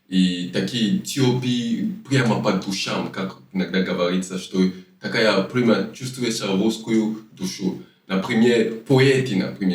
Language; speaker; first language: Russian; non-native, learner; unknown